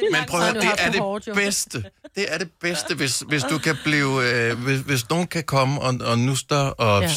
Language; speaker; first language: Danish; native; Danish